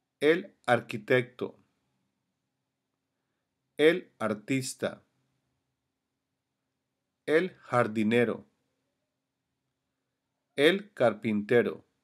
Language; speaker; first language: Spanish; non-native, learner; English